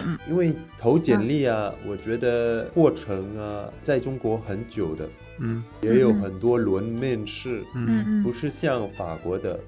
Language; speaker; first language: Chinese; non-native, fluent; French